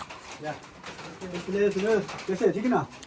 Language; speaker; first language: Hindi; non-native, local second language; Tibetan